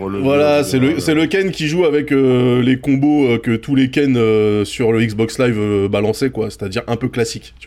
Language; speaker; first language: French; native; French